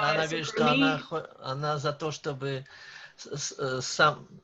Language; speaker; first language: Russian; native; Russian